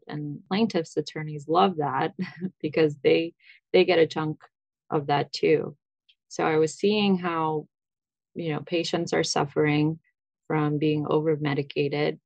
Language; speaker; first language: English; early bilingual, other home language; Russian